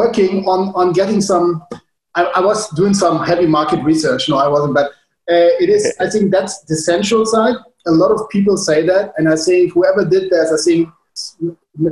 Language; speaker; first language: English; non-native, fluent; German